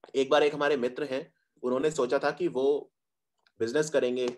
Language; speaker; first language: Hindi; native; Hindi